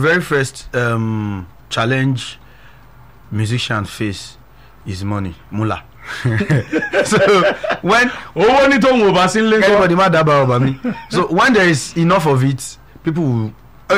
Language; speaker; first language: English; non-native, local second language; Yoruba